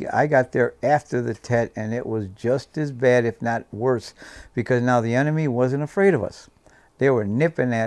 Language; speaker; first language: English; native; English